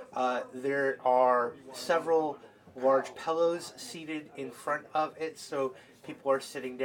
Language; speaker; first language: English; native; English